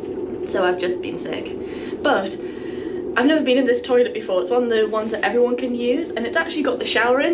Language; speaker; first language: English; native; English